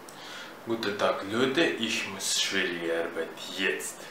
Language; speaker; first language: German; non-native, learner; Russian